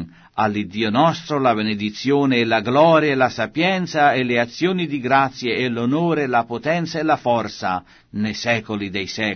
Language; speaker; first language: Italian; native; Italian